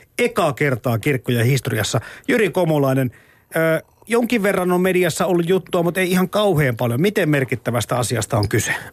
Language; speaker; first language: Finnish; native; Finnish